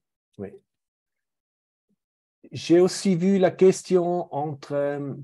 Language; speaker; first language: French; non-native, fluent; German